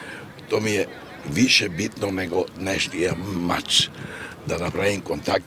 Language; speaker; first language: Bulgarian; non-native, learner; Serbian